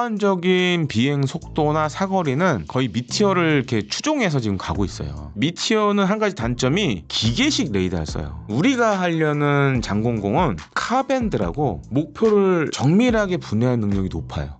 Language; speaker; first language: Korean; native; Korean